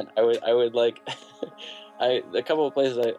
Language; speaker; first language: English; native; English